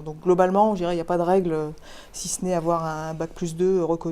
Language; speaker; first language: French; native; French